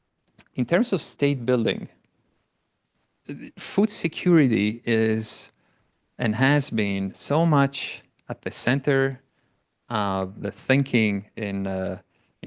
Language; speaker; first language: English; non-native, fluent; Italian